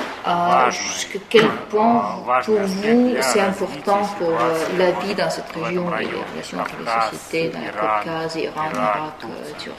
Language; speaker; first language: French; non-native, fluent; Russian